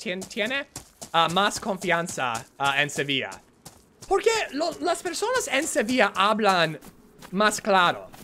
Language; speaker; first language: Spanish; non-native, learner; English